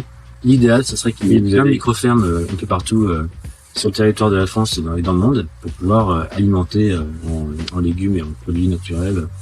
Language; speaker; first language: French; native; French